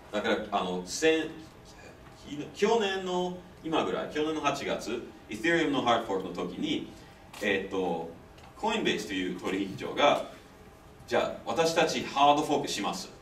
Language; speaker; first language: Japanese; non-native, fluent; English